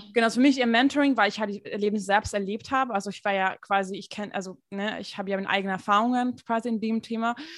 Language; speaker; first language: German; non-native, fluent; Hungarian